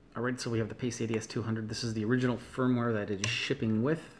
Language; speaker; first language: English; native; English